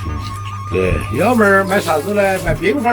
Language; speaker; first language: Chinese; native; Chinese